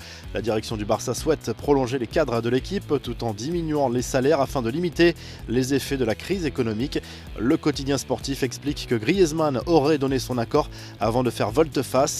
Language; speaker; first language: French; native; French